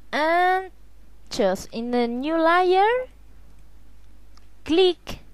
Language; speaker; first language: English; non-native, learner; Spanish